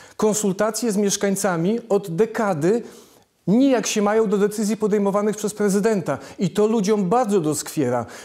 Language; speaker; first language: Polish; native; Polish